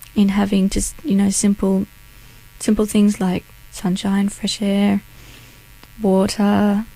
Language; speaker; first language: English; native; English